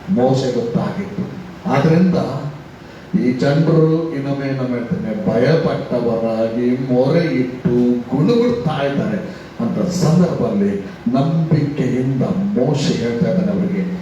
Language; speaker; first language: Kannada; non-native, local second language; Tulu